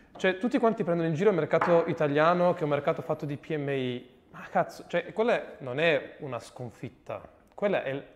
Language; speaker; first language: Italian; early bilingual, other home language; Arabic